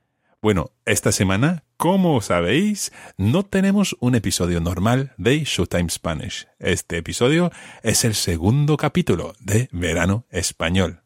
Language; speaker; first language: Spanish; non-native, fluent; English